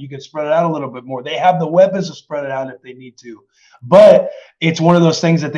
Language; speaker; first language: English; native; English